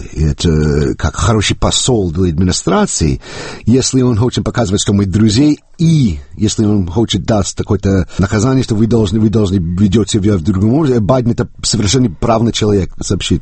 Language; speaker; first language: Russian; non-native, fluent; English